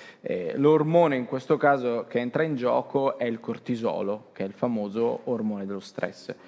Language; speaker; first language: Italian; native; Italian